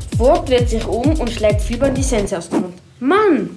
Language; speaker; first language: German; native; German